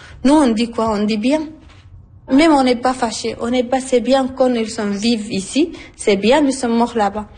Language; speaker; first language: French; non-native, learner; Arabic